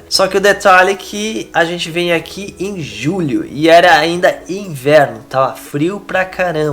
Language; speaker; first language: Portuguese; native; Portuguese